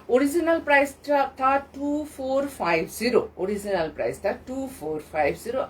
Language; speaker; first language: Hindi; non-native, local second language; Bangla